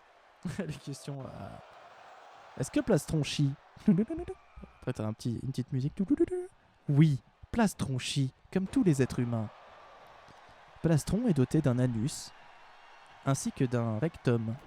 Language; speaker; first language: French; native; French